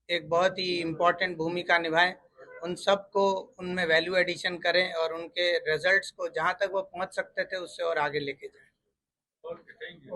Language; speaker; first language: Hindi; non-native, local second language; Bangla